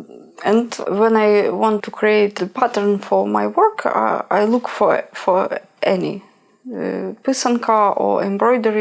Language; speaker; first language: English; non-native, learner; Ukrainian